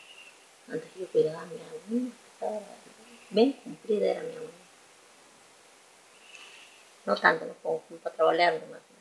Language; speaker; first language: Spanish; non-native, learner; Portuguese